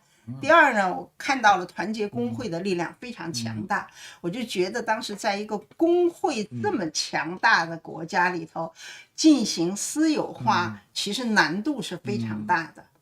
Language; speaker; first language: Chinese; native; Chinese